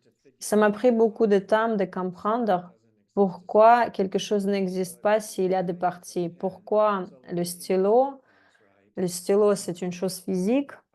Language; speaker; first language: French; non-native, fluent; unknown